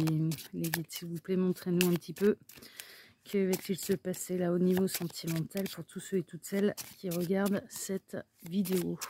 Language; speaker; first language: French; native; French